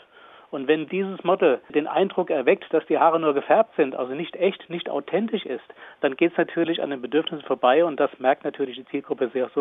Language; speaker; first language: German; native; German